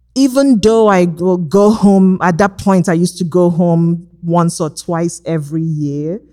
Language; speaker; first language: English; non-native, local second language; Igbo